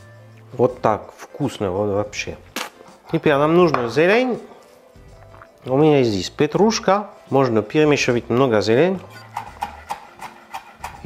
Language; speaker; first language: Russian; non-native, learner; French